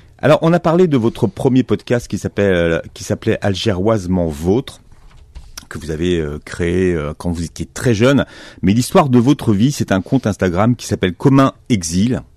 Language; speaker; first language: French; native; French